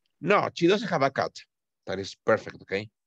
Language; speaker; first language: English; non-native, fluent; Spanish